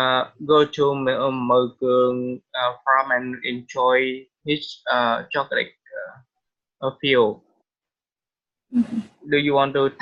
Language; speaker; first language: English; non-native, learner; Vietnamese